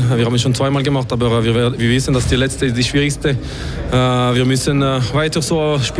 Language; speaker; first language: German; non-native, local second language; French